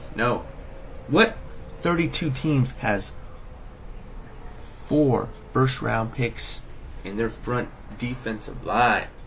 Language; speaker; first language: English; native; English